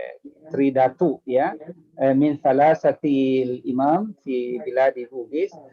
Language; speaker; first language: Arabic; non-native, fluent; Indonesian